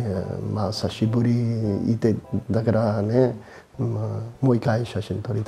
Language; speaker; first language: Japanese; non-native, fluent; English